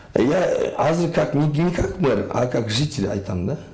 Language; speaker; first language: Russian; non-native, local second language; Kyrgyz